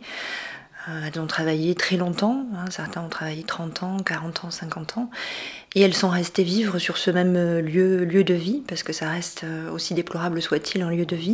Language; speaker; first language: French; native; French